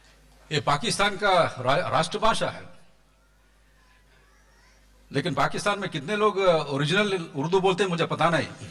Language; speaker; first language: Hindi; non-native, local second language; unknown